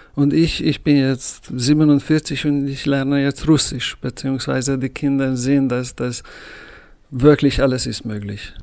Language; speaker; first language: German; non-native, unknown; Hungarian